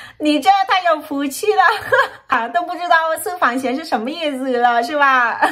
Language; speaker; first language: Chinese; non-native, fluent; Vietnamese